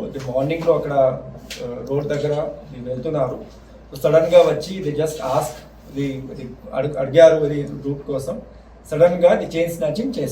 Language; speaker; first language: Telugu; non-native, local second language; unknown